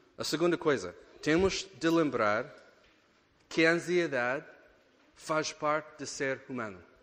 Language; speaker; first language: Portuguese; non-native, fluent; English